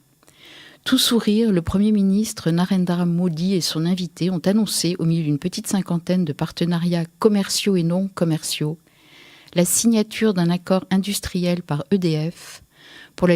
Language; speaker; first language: French; native; French